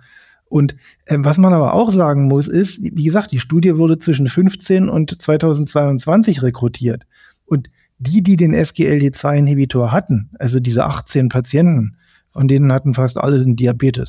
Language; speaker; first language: German; native; German